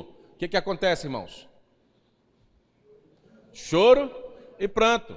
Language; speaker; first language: Portuguese; native; Portuguese